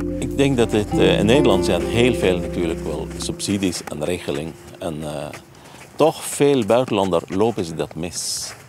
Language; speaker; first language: Dutch; non-native, fluent; Arabic